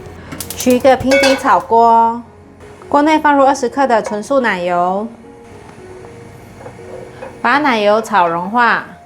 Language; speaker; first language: Chinese; native; Chinese